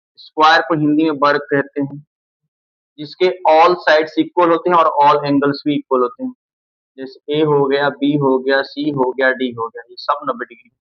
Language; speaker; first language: Hindi; native; Hindi